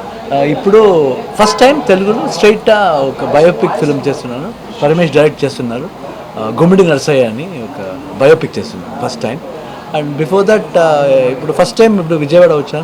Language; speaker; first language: Telugu; non-native, learner; Kannada